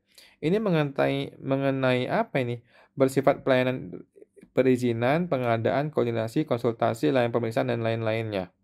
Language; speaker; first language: Indonesian; native; Indonesian